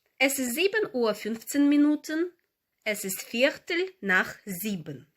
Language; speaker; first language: German; non-native, fluent; Ukrainian